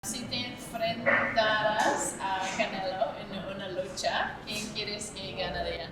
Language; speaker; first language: Spanish; non-native, learner; English